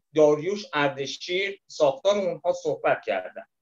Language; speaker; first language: Persian; native; Persian